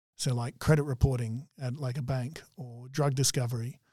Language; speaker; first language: English; native; English